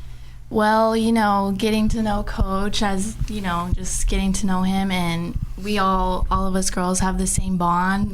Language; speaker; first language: English; native; English